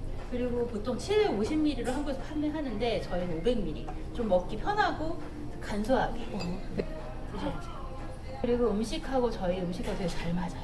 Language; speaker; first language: Korean; native; Korean